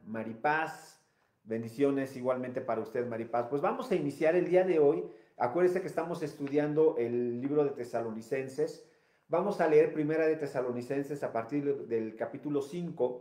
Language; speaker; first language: Spanish; native; Spanish